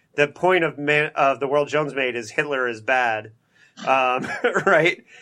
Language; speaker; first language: English; native; English